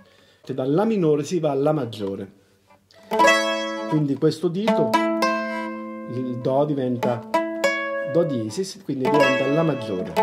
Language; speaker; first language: Italian; native; Italian